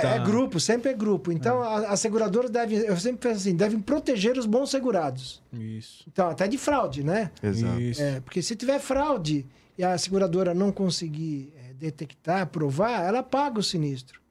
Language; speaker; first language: Portuguese; native; Portuguese